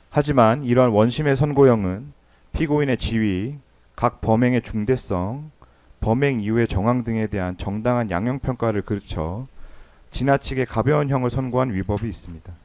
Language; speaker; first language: Korean; native; Korean